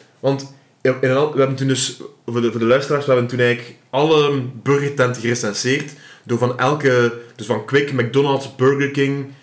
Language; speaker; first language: Dutch; native; Dutch